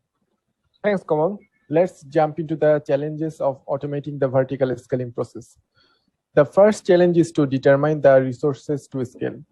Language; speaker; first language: English; non-native, local second language; Bangla